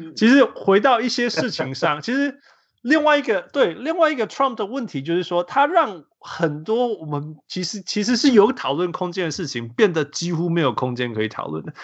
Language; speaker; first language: Chinese; early bilingual, heritage; Chinese